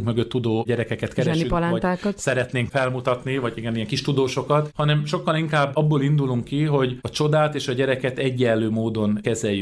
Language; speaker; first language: Hungarian; native; Hungarian